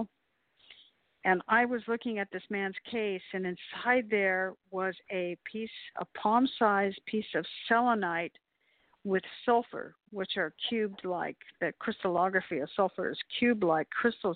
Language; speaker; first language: English; native; English